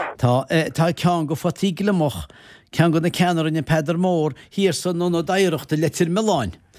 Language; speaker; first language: Irish; native; Irish